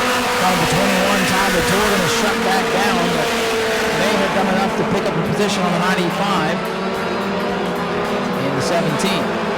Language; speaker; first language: English; native; English